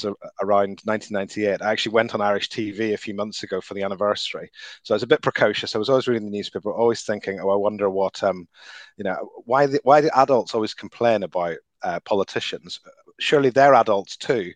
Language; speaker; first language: English; native; English